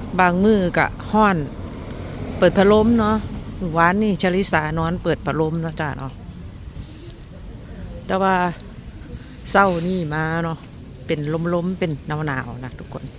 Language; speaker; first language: Thai; non-native, local second language; Northeastern Thai